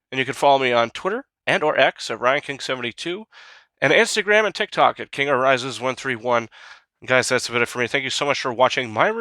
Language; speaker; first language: English; native; English